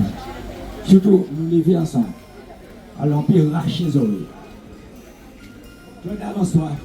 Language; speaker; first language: French; native; French